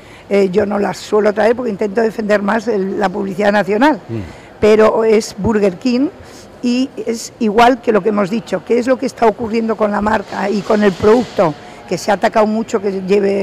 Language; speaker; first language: Spanish; native; Spanish